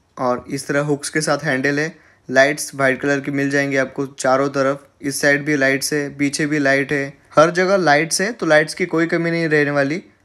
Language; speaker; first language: Hindi; native; Hindi